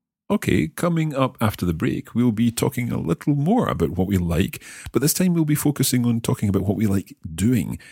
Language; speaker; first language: English; native; English